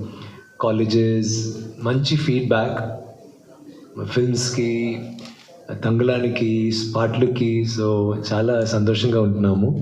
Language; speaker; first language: Telugu; non-native, learner; Tamil